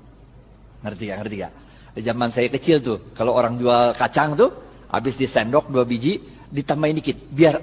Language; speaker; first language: Indonesian; native; Indonesian